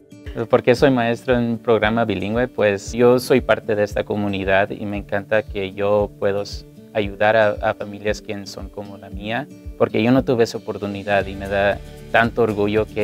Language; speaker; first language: Spanish; early bilingual, heritage; Spanish